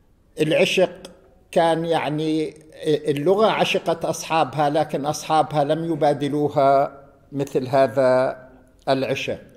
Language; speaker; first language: Arabic; native; Arabic